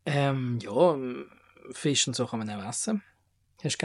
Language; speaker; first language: German; native; German